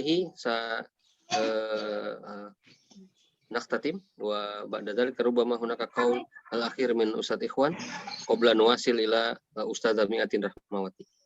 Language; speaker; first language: Arabic; non-native, fluent; Indonesian